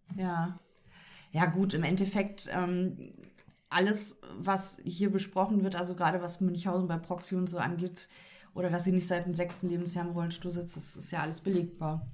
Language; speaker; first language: German; native; German